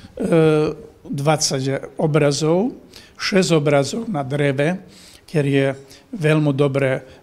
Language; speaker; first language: Slovak; native; Slovak